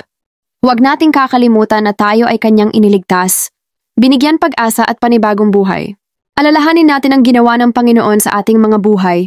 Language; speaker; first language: Filipino; native; Filipino